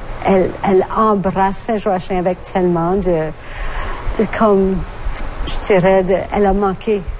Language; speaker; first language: French; native; French